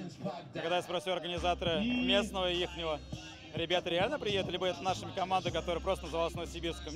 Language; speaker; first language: Russian; native; Russian